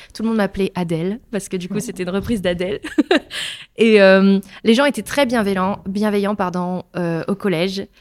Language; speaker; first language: French; native; French